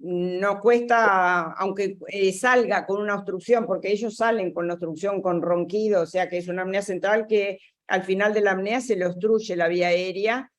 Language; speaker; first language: Spanish; native; Spanish